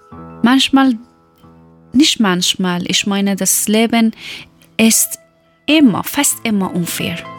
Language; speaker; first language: German; non-native, learner; Persian